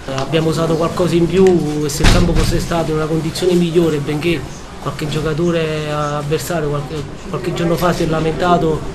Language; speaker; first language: Italian; native; Italian